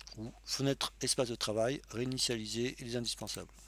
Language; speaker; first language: French; native; French